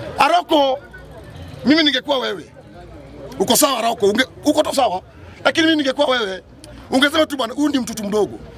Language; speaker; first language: Swahili; non-native, local second language; Luo (Kenya and Tanzania)